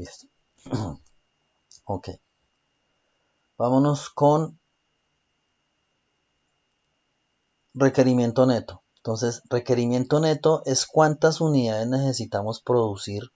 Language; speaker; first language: Spanish; native; Spanish